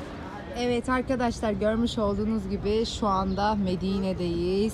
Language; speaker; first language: Turkish; native; Turkish